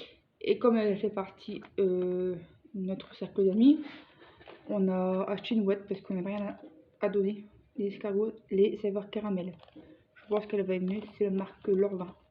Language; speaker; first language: French; native; French